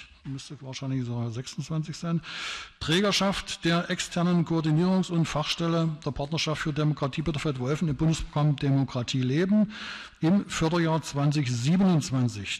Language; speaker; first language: German; native; German